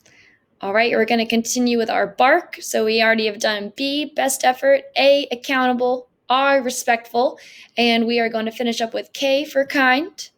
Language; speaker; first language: English; native; English